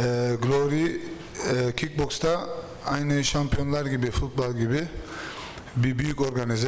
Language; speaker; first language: Turkish; early bilingual, heritage; Turkish